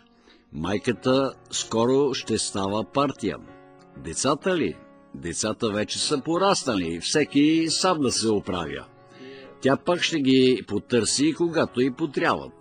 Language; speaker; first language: Bulgarian; native; Bulgarian